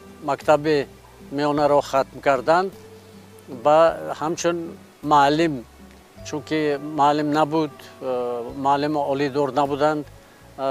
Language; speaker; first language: Persian; non-native, local second language; Shughni